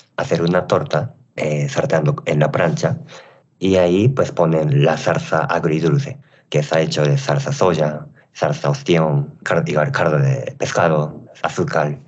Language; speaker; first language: Spanish; non-native, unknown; Japanese